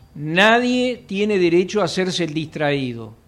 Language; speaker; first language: Spanish; native; Spanish